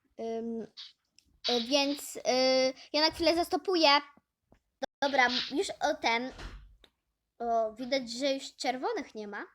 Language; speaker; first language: Polish; native; Polish